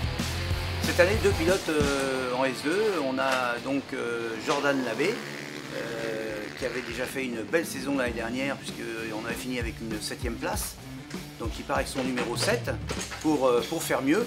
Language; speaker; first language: French; native; French